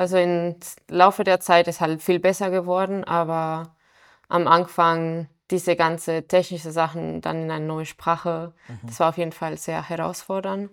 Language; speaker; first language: German; non-native, fluent; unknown